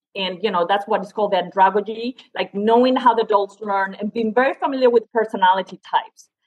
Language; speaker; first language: English; non-native, fluent; Spanish